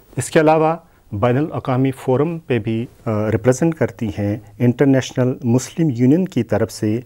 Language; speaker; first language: Urdu; non-native, local second language; Kashmiri